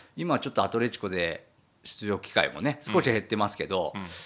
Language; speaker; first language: Japanese; native; Japanese